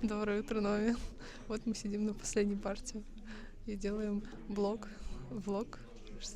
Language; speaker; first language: Russian; native; Russian